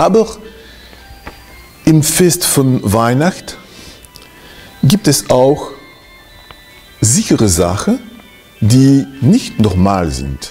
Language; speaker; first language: German; non-native, local second language; French